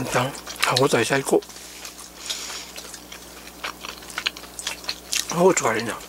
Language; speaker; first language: Japanese; native; Japanese